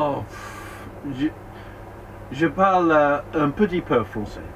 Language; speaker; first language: French; non-native, learner; English